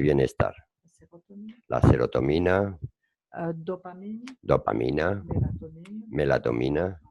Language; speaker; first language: Spanish; native; Spanish